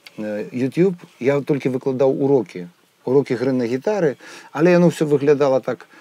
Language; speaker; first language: Belarusian; non-native, local second language; Russian